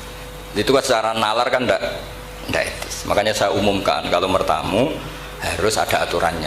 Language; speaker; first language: Indonesian; non-native, local second language; Javanese